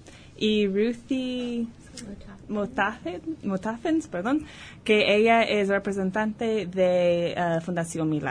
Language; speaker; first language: Spanish; early bilingual, heritage; Spanish